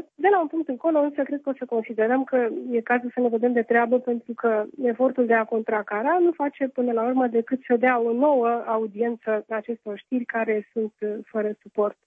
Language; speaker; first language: Romanian; native; Romanian